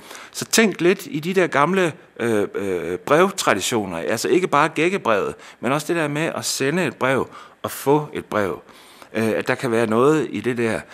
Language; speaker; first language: Danish; native; Danish